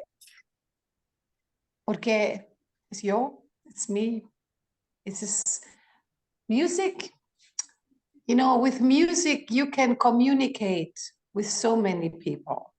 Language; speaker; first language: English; non-native, fluent; Greek